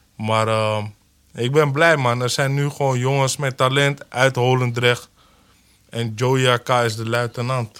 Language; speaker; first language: Dutch; early bilingual, other home language; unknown